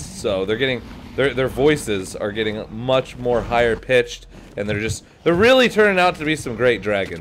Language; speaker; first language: English; native; English